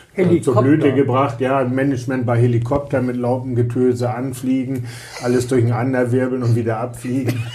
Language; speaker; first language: German; native; German